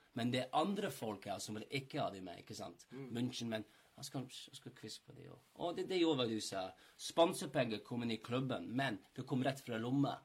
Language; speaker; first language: Norwegian; non-native, fluent; English